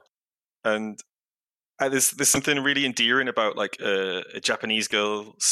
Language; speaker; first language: English; native; English